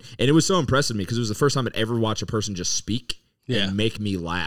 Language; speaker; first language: English; native; English